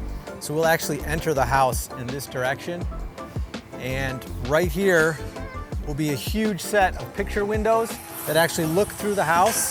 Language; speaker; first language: English; native; English